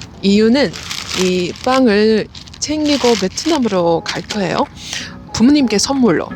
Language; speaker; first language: Korean; non-native, fluent; Vietnamese